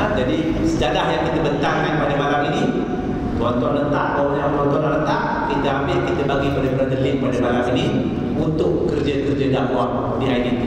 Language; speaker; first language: Malay; native; Malay